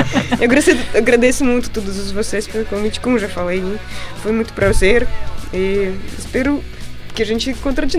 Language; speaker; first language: Portuguese; non-native, fluent; Russian